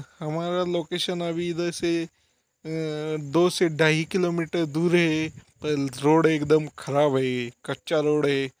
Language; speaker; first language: Hindi; non-native, local second language; Marathi